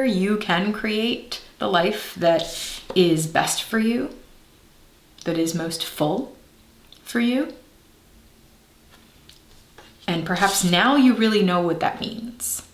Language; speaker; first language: English; native; English